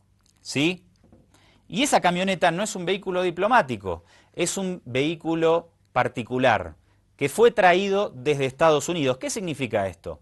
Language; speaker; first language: Spanish; native; Spanish